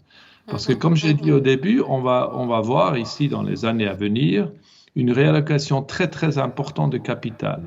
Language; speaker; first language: French; non-native, local second language; German